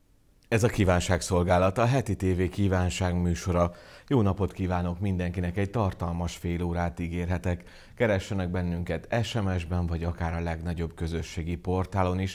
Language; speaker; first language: Hungarian; native; Hungarian